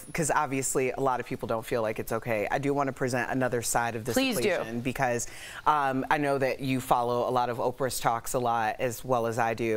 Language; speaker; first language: English; native; English